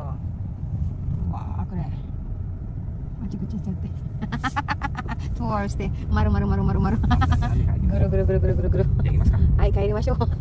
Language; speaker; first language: Japanese; non-native, learner; Filipino